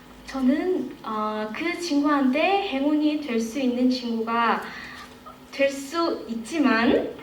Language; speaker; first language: Korean; non-native, fluent; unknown